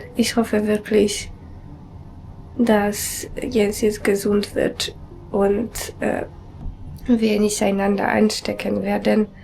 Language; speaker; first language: German; non-native, fluent; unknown